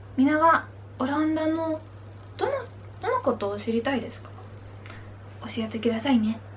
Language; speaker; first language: Japanese; non-native, learner; Dutch